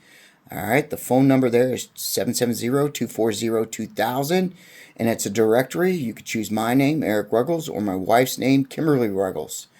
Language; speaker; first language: English; native; English